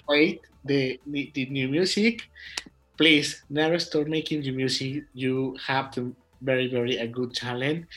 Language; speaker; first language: English; non-native, learner; Spanish